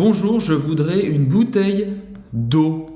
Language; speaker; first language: French; non-native, fluent; Portuguese